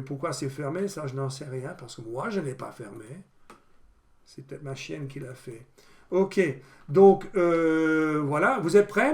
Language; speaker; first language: French; non-native, fluent; English